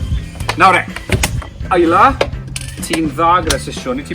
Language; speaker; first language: Welsh; native; Welsh